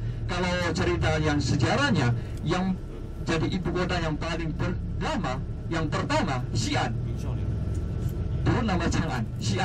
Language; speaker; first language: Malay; non-native, fluent; Chinese